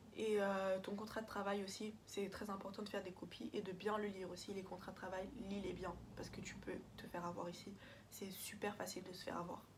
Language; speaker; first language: French; early bilingual, other home language; Portuguese